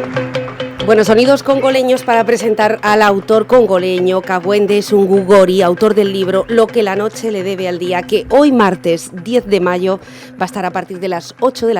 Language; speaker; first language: Spanish; native; Spanish